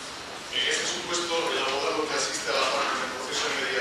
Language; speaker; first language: Spanish; native; Spanish